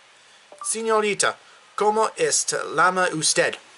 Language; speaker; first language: Spanish; non-native, learner; English